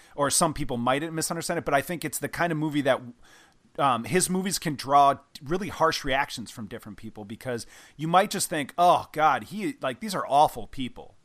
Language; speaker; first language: English; native; English